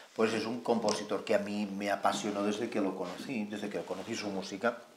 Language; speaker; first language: Spanish; non-native, local second language; Catalan